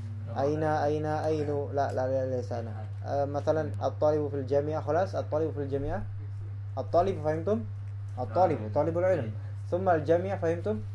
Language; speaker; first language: Arabic; non-native, fluent; Indonesian